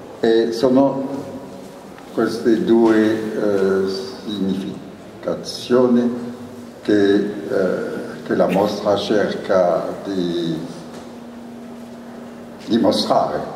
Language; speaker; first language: Italian; non-native, learner; French